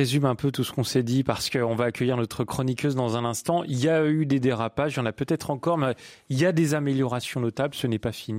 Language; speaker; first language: French; native; French